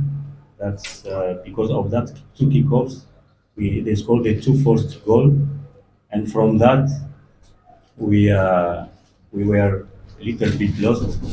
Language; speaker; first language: English; non-native, learner; French